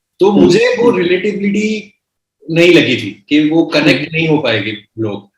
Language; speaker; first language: Hindi; non-native, local second language; Gujarati